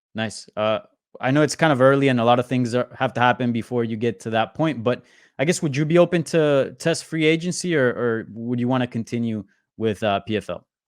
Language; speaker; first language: English; native; English